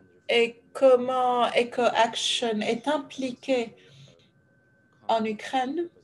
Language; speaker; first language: French; non-native, fluent; Ukrainian